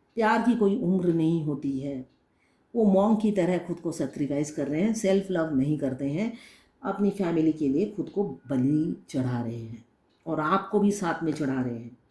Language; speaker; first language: Hindi; non-native, local second language; Bangla